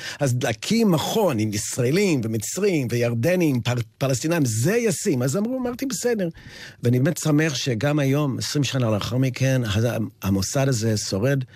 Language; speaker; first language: Hebrew; non-native, fluent; English